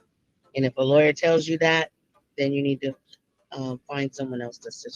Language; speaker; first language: English; native; English